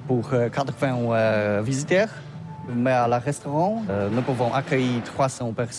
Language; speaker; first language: French; non-native, learner; Polish